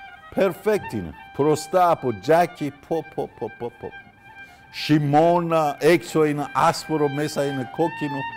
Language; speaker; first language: Greek; non-native, learner; Persian